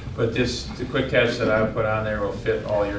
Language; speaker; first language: English; native; English